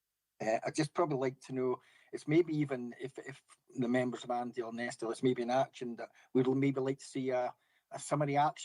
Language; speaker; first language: English; native; English